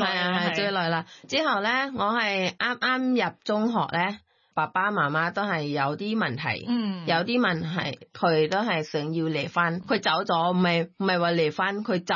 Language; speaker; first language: Cantonese; non-native, learner; Thai